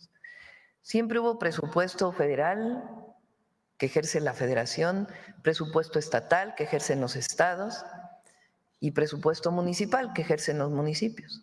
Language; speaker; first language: Spanish; native; Spanish